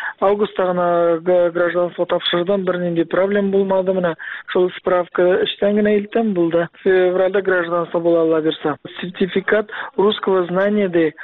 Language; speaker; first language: Tatar; early bilingual, heritage; Tatar